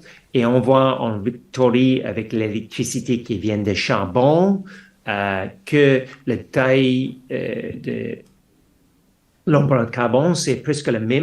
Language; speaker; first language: French; non-native, fluent; English